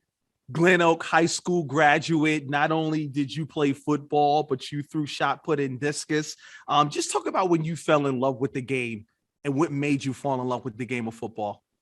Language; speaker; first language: English; native; English